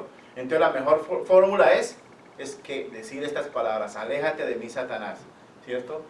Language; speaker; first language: Spanish; native; Spanish